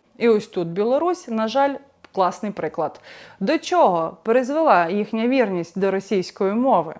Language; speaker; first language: Ukrainian; non-native, local second language; Russian